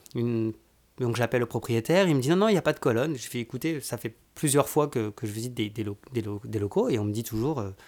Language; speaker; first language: French; native; French